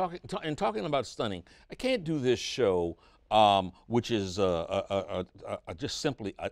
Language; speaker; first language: English; native; English